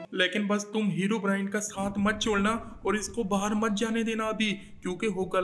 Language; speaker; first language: Hindi; native; Hindi